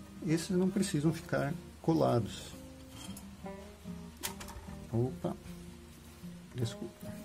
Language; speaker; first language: Portuguese; native; Portuguese